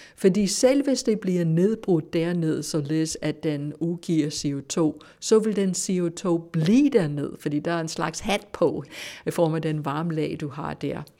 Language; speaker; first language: Danish; non-native, fluent; English